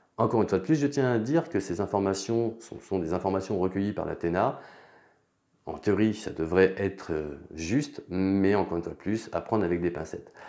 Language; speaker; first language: French; native; French